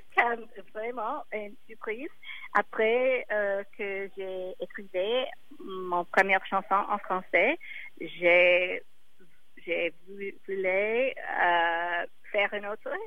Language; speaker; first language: French; non-native, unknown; English